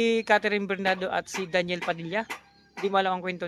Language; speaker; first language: Filipino; native; Filipino